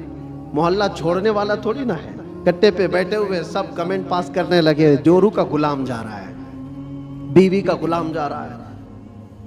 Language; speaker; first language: Urdu; native; Urdu